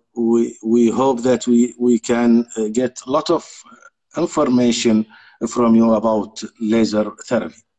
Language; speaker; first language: English; non-native, learner; Arabic